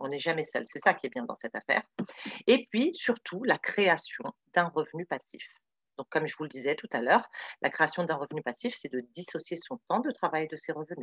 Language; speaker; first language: French; native; French